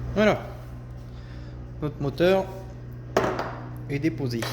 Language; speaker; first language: French; native; French